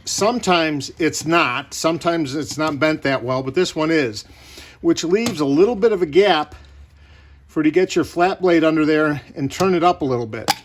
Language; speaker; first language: English; native; English